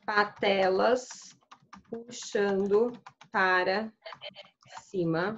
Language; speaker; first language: Portuguese; native; Portuguese